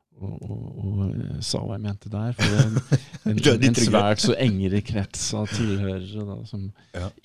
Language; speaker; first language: Norwegian; native; Norwegian